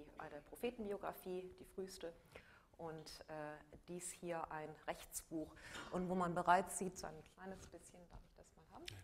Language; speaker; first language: German; native; German